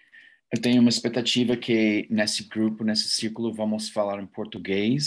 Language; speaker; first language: Portuguese; non-native, learner; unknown